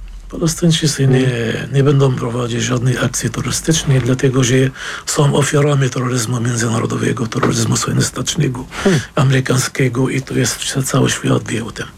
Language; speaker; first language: Polish; non-native, fluent; Arabic